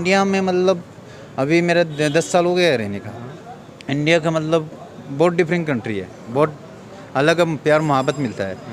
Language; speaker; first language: Hindi; non-native, learner; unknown